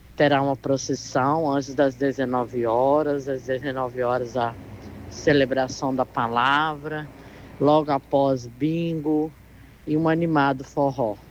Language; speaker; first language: Portuguese; native; Portuguese